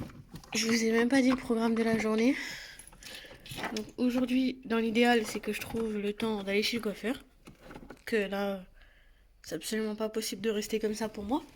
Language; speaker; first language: French; native; French